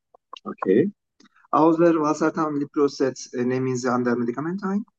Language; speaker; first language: German; non-native, fluent; Turkish